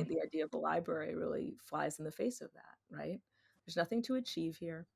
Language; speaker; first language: English; native; English